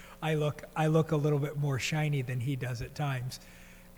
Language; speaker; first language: English; native; English